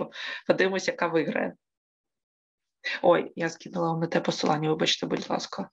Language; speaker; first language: Ukrainian; native; Ukrainian